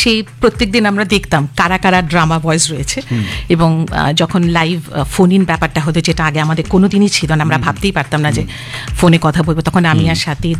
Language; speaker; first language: Bangla; non-native, local second language; Hindi